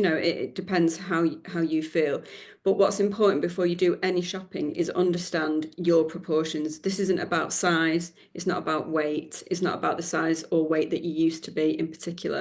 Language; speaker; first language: English; native; English